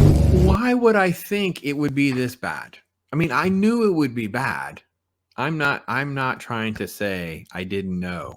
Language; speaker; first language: English; native; English